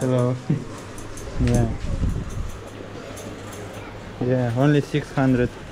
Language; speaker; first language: English; non-native, learner; Russian